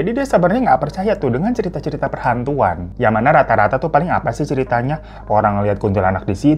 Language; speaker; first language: Indonesian; native; Indonesian